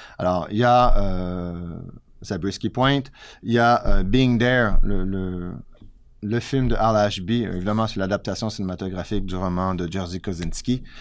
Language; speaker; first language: French; native; French